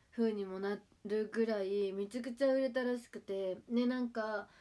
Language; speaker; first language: Japanese; native; Japanese